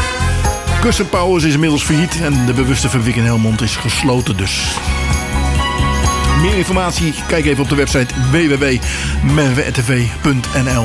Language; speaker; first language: Dutch; native; Dutch